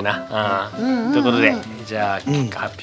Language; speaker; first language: Japanese; native; Japanese